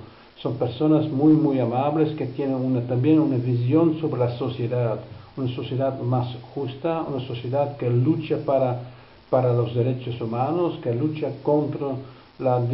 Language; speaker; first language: Spanish; non-native, fluent; Dutch